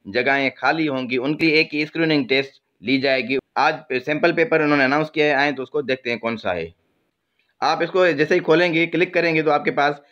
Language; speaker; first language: Urdu; non-native, local second language; Sindhi